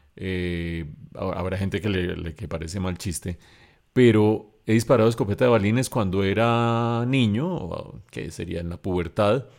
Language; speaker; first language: Spanish; native; Spanish